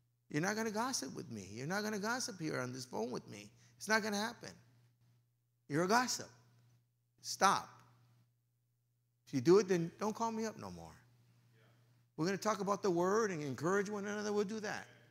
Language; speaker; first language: English; early bilingual, other home language; Spanish